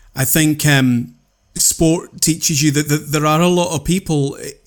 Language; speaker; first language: English; native; English